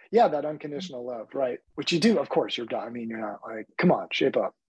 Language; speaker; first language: English; early bilingual, other home language; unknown